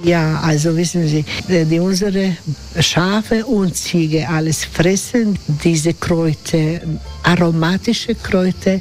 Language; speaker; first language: German; non-native, learner; Croatian